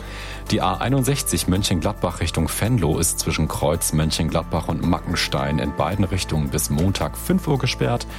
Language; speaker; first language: German; native; German